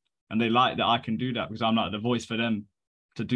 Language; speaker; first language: English; native; English